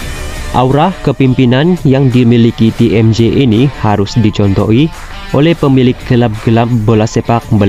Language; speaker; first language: Malay; native; Malay